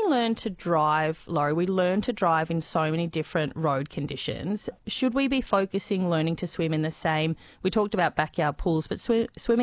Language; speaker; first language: English; native; English